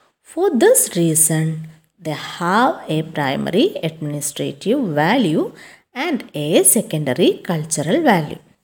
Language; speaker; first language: English; non-native, local second language; Malayalam